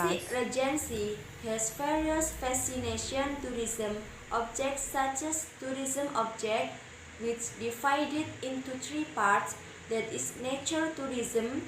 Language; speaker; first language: English; non-native, learner; Indonesian